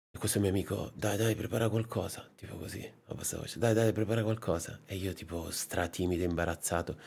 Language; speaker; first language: Italian; native; Italian